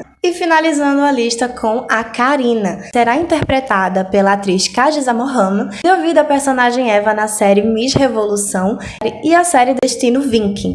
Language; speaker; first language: Portuguese; native; Portuguese